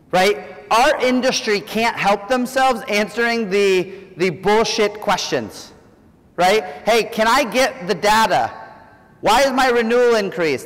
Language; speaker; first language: English; native; English